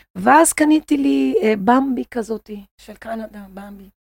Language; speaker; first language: Hebrew; non-native, fluent; Portuguese